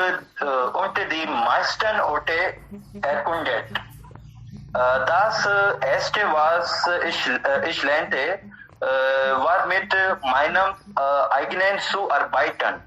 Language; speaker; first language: German; non-native, learner; Hindi